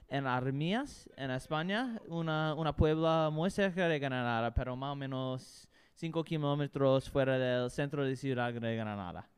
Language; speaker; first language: Spanish; non-native, learner; English